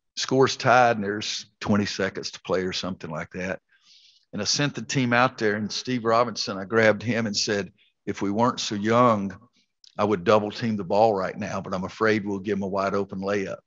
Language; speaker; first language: English; native; English